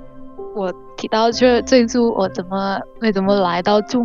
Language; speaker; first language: Chinese; non-native, fluent; Vietnamese